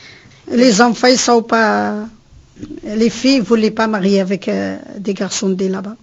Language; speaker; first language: French; non-native, learner; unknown